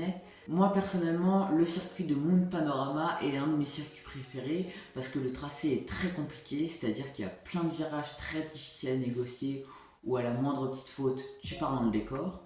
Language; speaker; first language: French; native; French